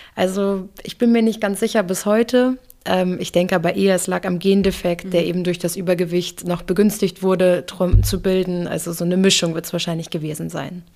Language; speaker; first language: German; early bilingual, other home language; English